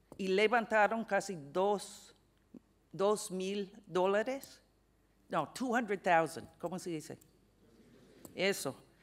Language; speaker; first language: Spanish; non-native, fluent; English